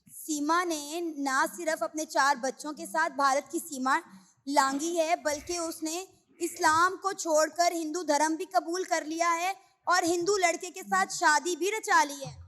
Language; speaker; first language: Urdu; native; Urdu